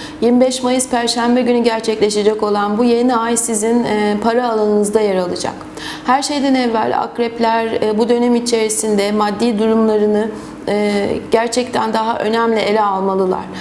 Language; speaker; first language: Turkish; native; Turkish